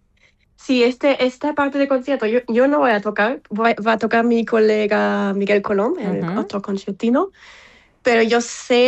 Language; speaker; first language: Spanish; non-native, fluent; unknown